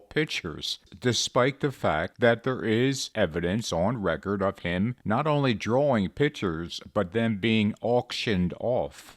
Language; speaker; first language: English; native; English